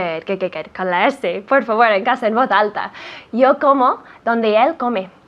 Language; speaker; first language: Spanish; non-native, fluent; English